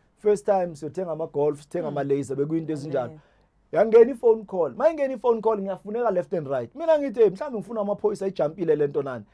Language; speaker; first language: Zulu; native; Zulu